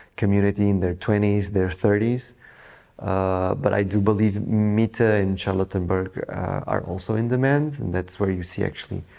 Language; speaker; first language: English; non-native, fluent; Portuguese